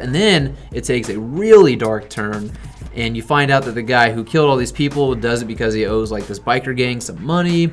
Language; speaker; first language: English; native; English